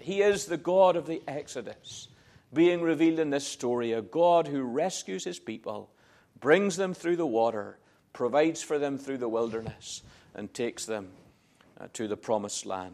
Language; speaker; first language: English; native; English